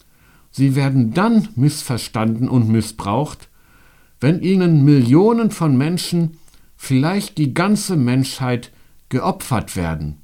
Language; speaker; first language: German; native; German